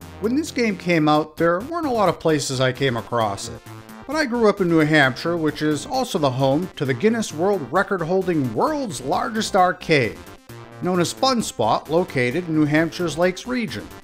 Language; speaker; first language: English; native; English